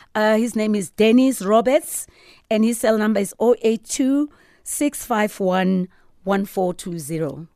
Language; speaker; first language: English; non-native, local second language; Southern Sotho